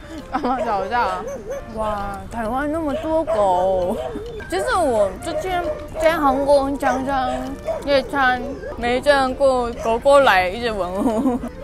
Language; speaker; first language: Chinese; non-native, fluent; Korean